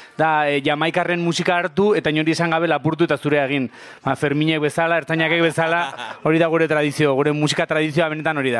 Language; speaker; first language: Basque; non-native, local second language; Spanish